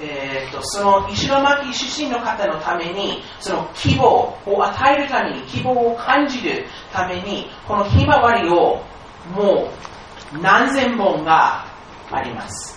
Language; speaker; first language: Japanese; non-native, fluent; English